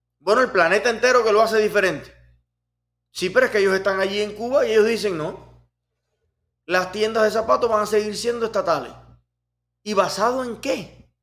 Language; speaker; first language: Spanish; native; Spanish